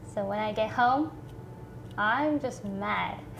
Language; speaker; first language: English; non-native, fluent; Korean